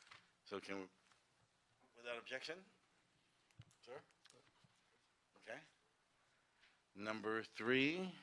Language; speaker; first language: English; native; English